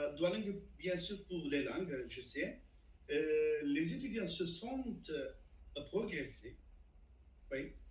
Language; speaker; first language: French; non-native, fluent; Turkish